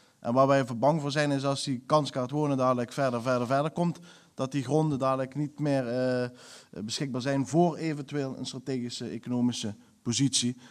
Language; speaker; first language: Dutch; native; Dutch